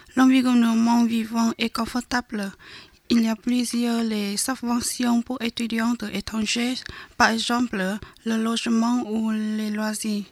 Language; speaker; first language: French; non-native, learner; Vietnamese